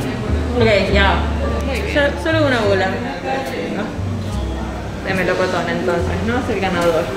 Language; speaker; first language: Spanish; non-native, learner; English